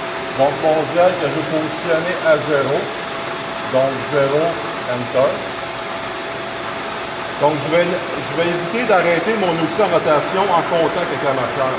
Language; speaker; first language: French; native; French